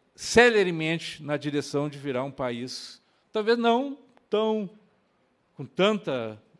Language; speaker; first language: Portuguese; native; Portuguese